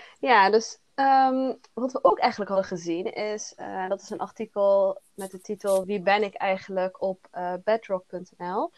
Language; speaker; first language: Dutch; early bilingual, other home language; Somali